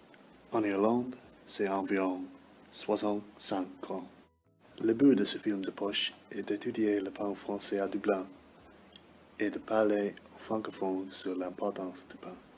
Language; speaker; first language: French; non-native, learner; English